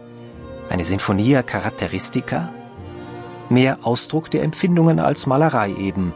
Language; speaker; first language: German; native; German